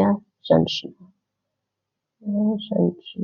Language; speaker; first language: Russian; non-native, learner; English